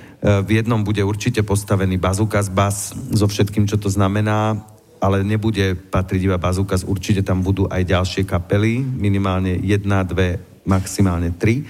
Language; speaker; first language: Slovak; native; Slovak